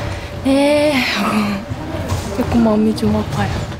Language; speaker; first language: Korean; non-native, learner; Mongolian